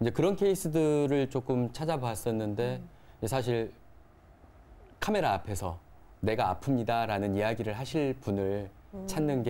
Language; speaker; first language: Korean; native; Korean